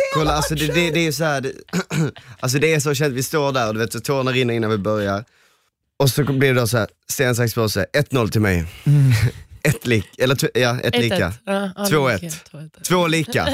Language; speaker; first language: Swedish; native; Swedish